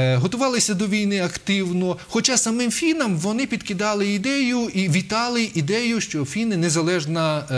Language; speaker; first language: Ukrainian; native; Ukrainian